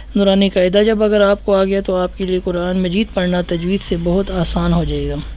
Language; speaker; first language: Urdu; native; Urdu